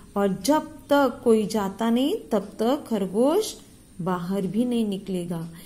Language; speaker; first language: Hindi; non-native, local second language; Marathi